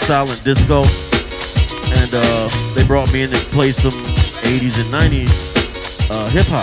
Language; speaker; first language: English; native; English